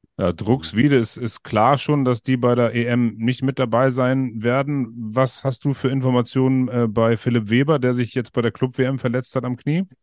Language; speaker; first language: German; native; German